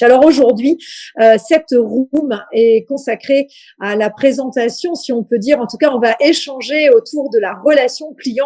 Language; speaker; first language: French; native; French